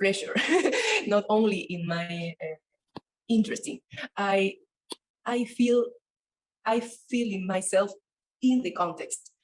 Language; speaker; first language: English; non-native, learner; Spanish